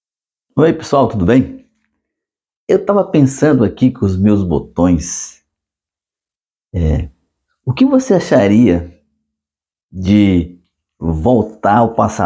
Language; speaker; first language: Portuguese; native; Portuguese